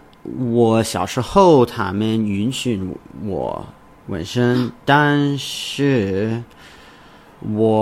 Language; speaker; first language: Chinese; non-native, learner; English